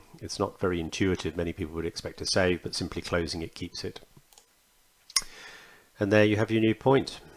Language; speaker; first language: English; native; English